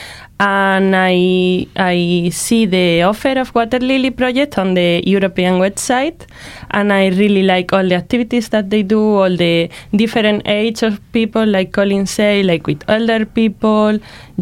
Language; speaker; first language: English; non-native, learner; Spanish